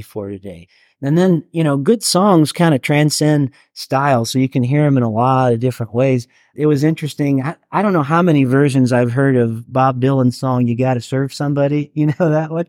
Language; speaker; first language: English; native; English